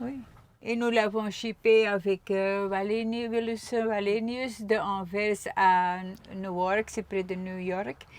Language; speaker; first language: French; non-native, local second language; Dutch